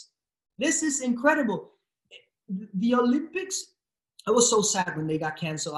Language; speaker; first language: English; non-native, fluent; Spanish